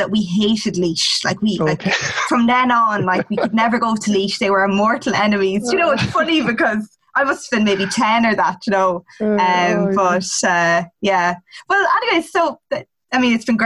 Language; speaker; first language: English; native; English